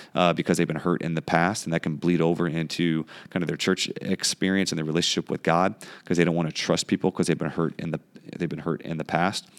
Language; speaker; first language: English; native; English